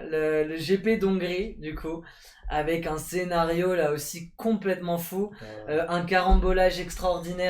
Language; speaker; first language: French; native; French